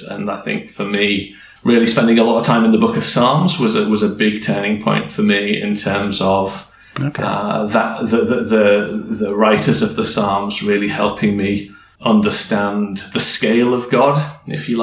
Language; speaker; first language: English; native; English